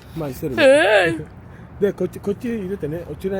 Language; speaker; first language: Japanese; non-native, learner; Sinhala